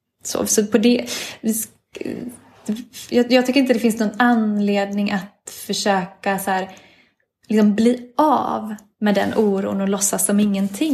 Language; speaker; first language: Swedish; native; Swedish